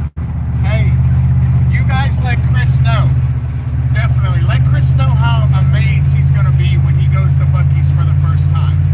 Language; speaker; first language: English; native; English